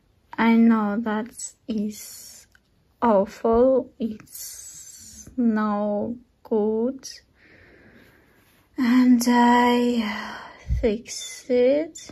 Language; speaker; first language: English; non-native, learner; Russian